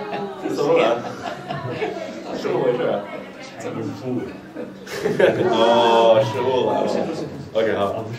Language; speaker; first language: Chinese; non-native, learner; English